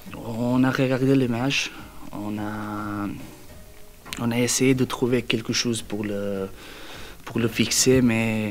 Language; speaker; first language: French; non-native, learner; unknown